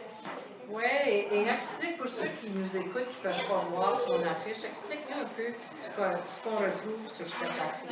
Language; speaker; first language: French; native; French